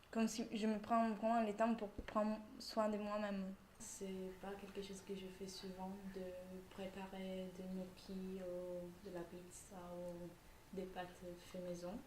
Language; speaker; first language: French; non-native, fluent; Italian